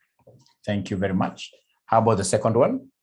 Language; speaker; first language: English; non-native, local second language; Swahili